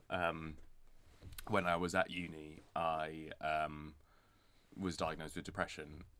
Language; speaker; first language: English; native; English